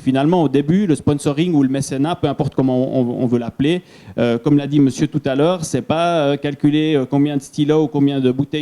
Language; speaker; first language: French; native; French